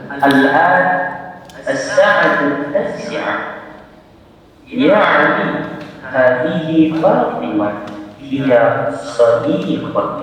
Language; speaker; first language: Arabic; non-native, learner; Indonesian